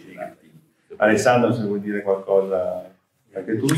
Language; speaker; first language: Italian; native; Italian